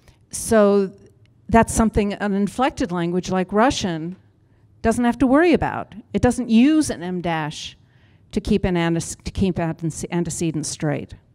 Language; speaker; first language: English; native; English